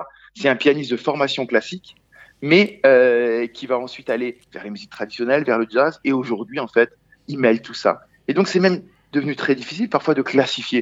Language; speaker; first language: French; native; French